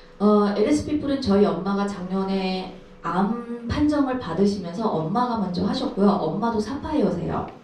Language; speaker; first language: Korean; early bilingual, heritage; Korean